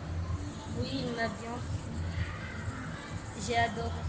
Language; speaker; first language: French; non-native, local second language; Comorian